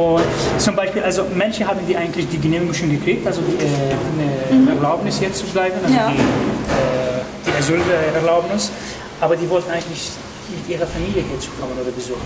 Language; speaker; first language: German; non-native, learner; Arabic